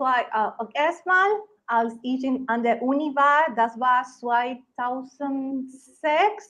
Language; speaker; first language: German; non-native, learner; Spanish